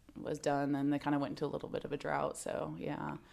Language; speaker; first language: English; native; English